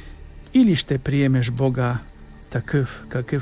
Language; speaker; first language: Bulgarian; non-native, fluent; Polish